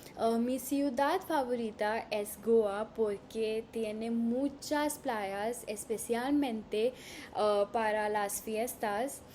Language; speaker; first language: Spanish; non-native, learner; Hindi